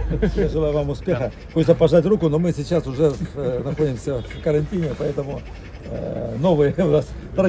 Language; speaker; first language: Russian; native; Russian